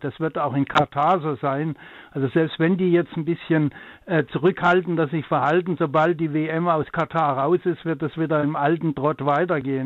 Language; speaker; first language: German; native; German